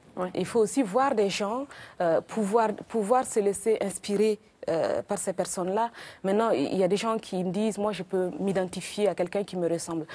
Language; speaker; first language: French; non-native, local second language; Mossi